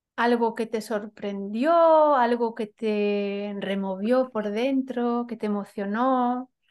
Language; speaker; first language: Spanish; native; Spanish